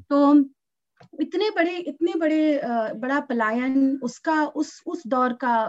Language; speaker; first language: Hindi; native; Hindi